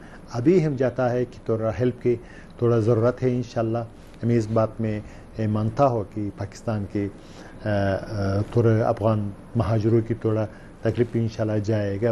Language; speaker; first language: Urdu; non-native, learner; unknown